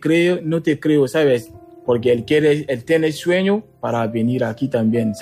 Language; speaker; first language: Spanish; non-native, learner; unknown